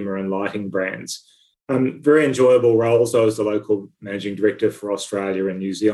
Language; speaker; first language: English; native; English